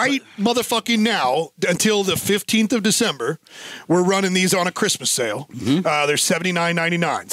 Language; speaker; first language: English; native; English